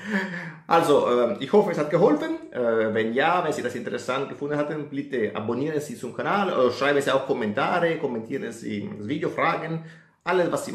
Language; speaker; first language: German; non-native, fluent; Italian